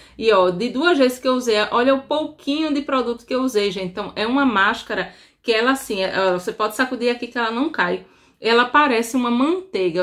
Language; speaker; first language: Portuguese; native; Portuguese